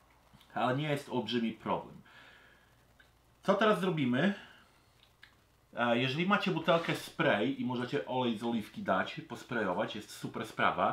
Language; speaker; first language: Polish; early bilingual, heritage; Polish